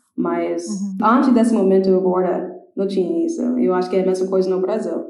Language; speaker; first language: Portuguese; non-native, fluent; English